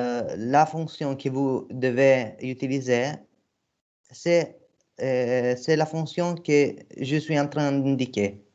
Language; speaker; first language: French; non-native, fluent; Italian